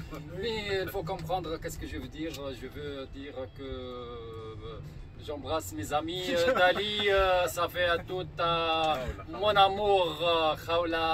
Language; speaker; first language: French; non-native, local second language; Arabic